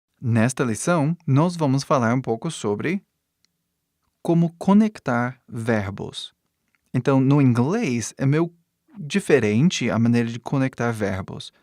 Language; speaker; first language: Portuguese; non-native, fluent; English